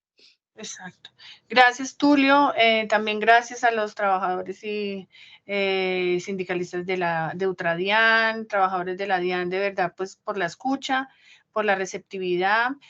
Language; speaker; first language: Spanish; native; Spanish